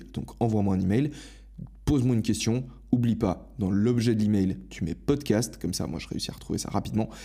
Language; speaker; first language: French; native; French